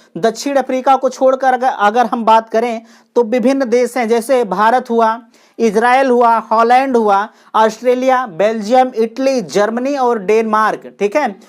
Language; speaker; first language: Hindi; native; Hindi